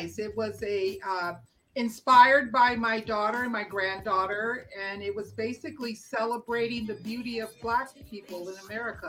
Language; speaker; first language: English; native; English